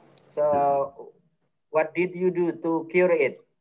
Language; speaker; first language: English; non-native, fluent; Indonesian